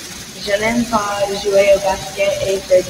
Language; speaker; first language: French; non-native, learner; English